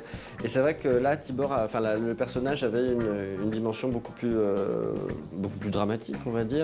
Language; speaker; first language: French; native; French